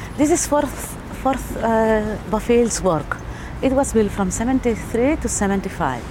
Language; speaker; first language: English; non-native, fluent; German